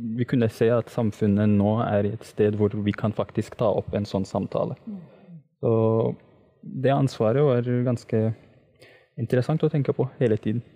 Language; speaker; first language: Norwegian; non-native, fluent; Arabic